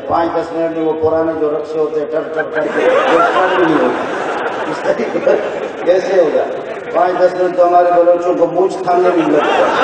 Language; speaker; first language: Urdu; non-native, local second language; Brahui